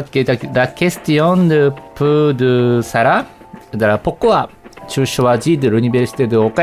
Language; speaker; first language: French; non-native, learner; Japanese